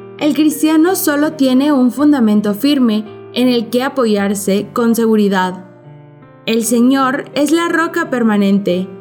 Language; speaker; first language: Spanish; native; Spanish